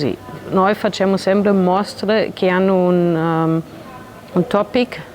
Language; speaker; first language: Italian; non-native, learner; German